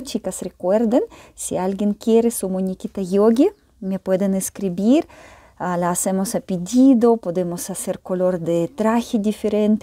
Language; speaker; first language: Spanish; non-native, fluent; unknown